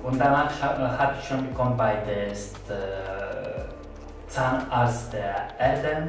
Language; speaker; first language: German; non-native, learner; Turkish